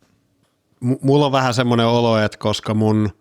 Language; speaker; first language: Finnish; native; Finnish